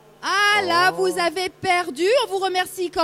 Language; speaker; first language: French; native; French